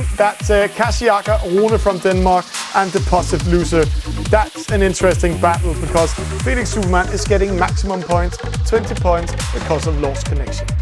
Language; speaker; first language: English; non-native, fluent; Danish